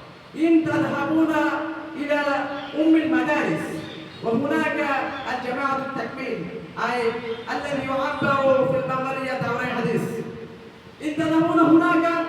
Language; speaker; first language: Arabic; non-native, fluent; Bangla